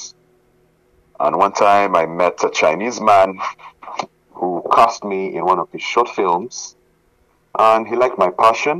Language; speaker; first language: English; non-native, local second language; Ganda